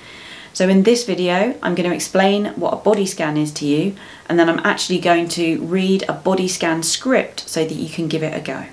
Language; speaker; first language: English; native; English